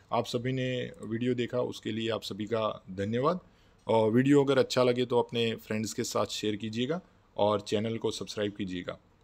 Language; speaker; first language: Hindi; non-native, local second language; Gujarati